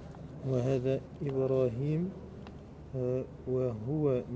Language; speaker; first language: Arabic; non-native, learner; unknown